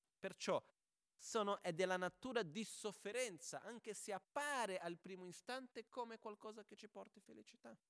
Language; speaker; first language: Italian; non-native, fluent; Portuguese